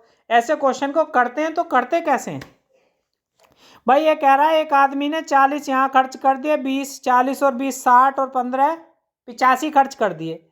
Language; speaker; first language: Hindi; native; Hindi